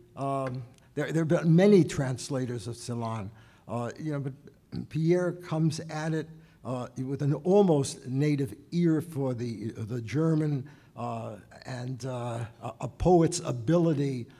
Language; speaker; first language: English; native; English